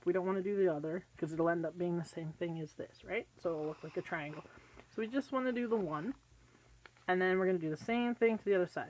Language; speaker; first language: English; native; English